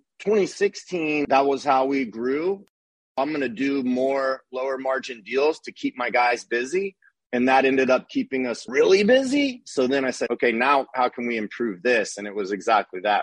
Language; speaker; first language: English; native; English